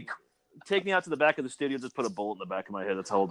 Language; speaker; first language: English; native; English